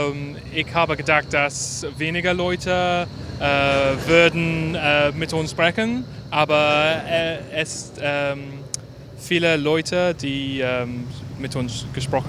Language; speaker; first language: German; non-native, learner; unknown